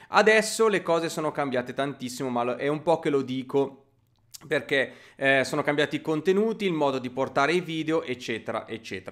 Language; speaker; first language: Italian; native; Italian